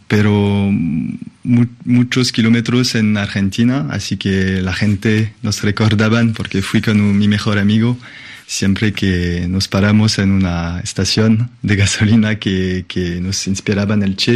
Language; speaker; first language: Spanish; non-native, fluent; French